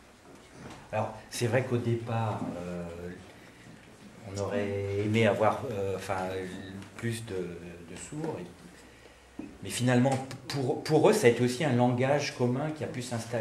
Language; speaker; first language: French; native; French